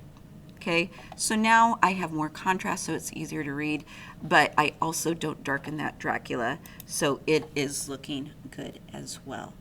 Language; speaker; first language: English; native; English